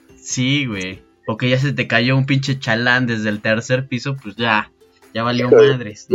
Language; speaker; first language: Spanish; native; Spanish